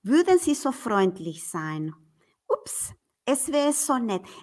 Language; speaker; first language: German; non-native, fluent; Spanish